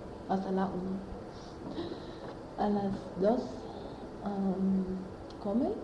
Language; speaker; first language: Spanish; non-native, learner; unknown